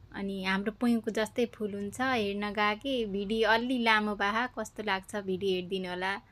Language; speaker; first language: Nepali; native; Nepali